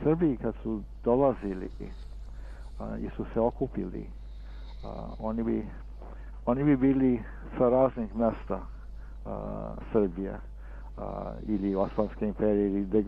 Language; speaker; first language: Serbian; early bilingual, heritage; Serbian